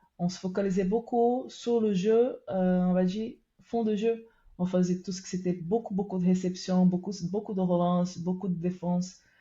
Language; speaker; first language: French; non-native, fluent; Portuguese